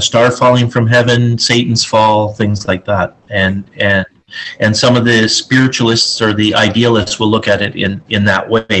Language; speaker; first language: English; native; English